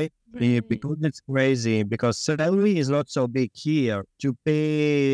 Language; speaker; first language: English; non-native, learner; Ukrainian